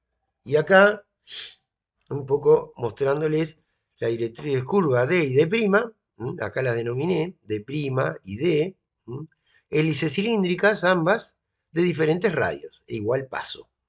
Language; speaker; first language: Spanish; native; Spanish